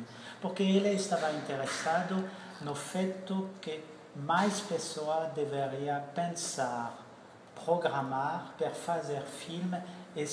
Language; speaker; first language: Portuguese; non-native, fluent; French